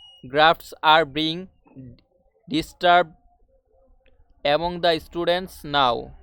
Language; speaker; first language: English; non-native, local second language; Bangla